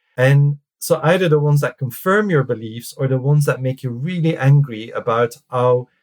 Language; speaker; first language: English; non-native, fluent; Dutch